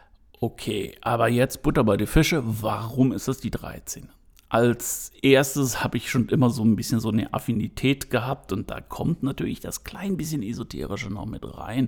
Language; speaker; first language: German; native; German